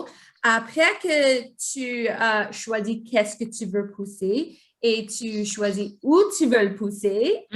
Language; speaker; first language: French; non-native, local second language; English